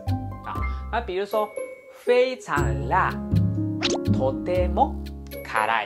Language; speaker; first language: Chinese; non-native, fluent; Japanese